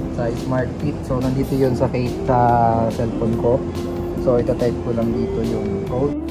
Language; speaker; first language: Filipino; native; Filipino